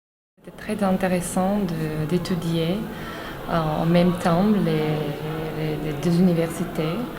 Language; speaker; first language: French; non-native, fluent; Slovak